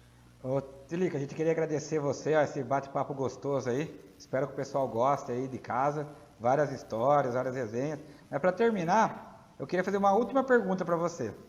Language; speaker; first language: Portuguese; native; Portuguese